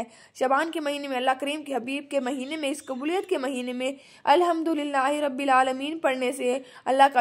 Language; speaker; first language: Urdu; native; Urdu